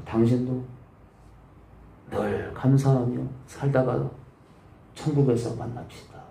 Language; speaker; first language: Korean; native; Korean